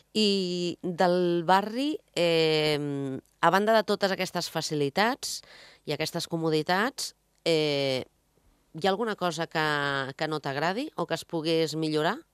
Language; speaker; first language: Catalan; native; Catalan